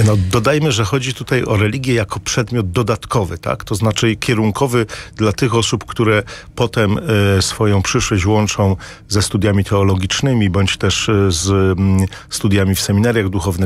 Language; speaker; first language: Polish; native; Polish